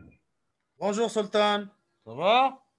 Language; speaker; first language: French; non-native, local second language; Arabic